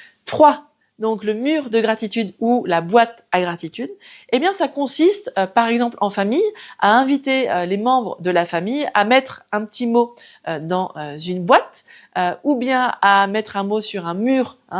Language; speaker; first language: French; native; French